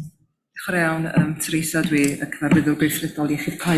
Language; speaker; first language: Welsh; native; Welsh